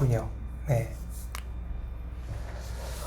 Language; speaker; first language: Korean; native; Korean